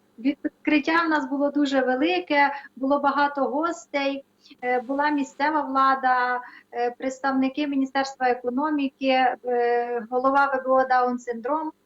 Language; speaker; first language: Ukrainian; native; Ukrainian